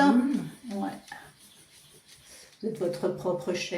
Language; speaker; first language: French; native; French